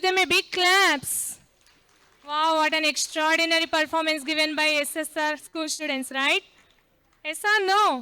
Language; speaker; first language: English; non-native, local second language; Telugu